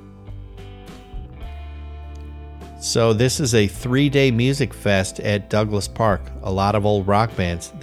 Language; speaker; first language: English; native; English